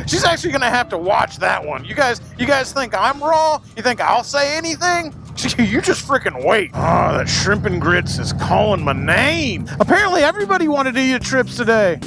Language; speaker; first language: English; native; English